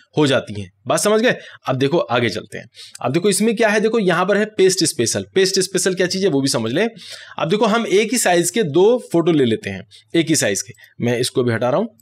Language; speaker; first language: Hindi; native; Hindi